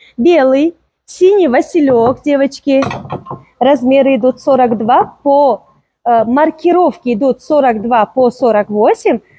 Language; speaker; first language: Russian; non-native, local second language; Tajik